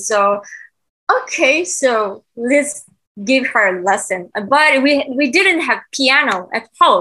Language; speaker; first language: English; non-native, learner; Japanese